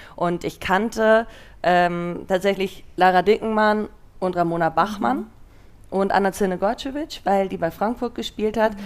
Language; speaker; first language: German; native; German